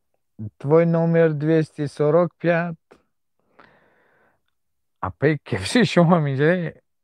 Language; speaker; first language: Russian; non-native, learner; Tajik